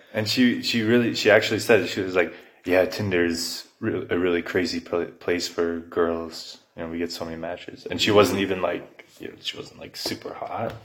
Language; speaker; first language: English; native; English